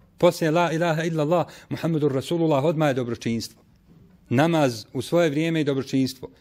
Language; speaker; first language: Bosnian; native; Bosnian